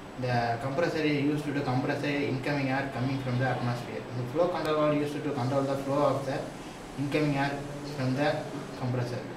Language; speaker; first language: English; non-native, local second language; Tamil